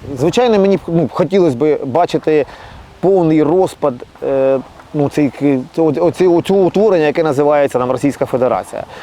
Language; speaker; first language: Ukrainian; native; Ukrainian